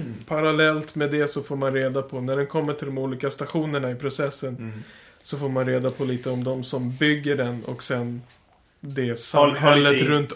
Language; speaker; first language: Swedish; native; Swedish